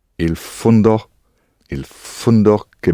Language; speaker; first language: Arabic; non-native, learner; English